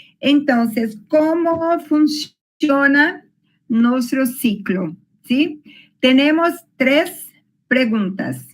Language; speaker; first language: Spanish; non-native, learner; Portuguese